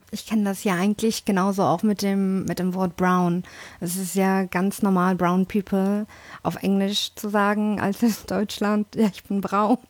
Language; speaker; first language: German; early bilingual, other home language; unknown